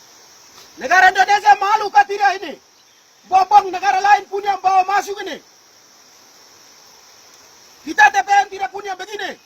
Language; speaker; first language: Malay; non-native, local second language; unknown